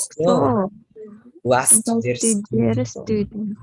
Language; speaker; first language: German; non-native, learner; Filipino